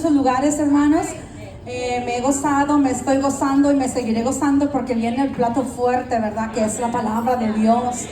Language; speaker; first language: Spanish; native; Spanish